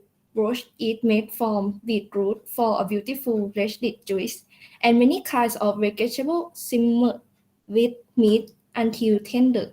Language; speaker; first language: English; non-native, learner; Thai